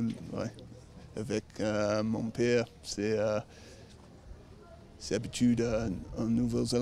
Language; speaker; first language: French; non-native, learner; English